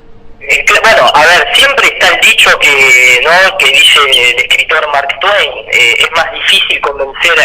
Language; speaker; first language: Spanish; native; Spanish